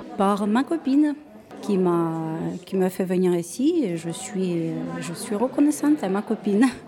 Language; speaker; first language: French; non-native, fluent; Ukrainian